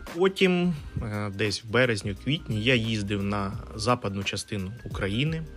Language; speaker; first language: Ukrainian; non-native, local second language; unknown